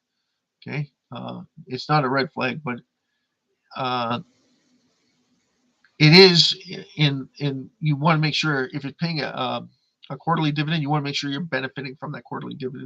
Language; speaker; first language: English; native; English